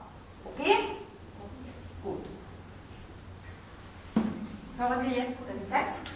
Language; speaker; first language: German; non-native, fluent; Arabic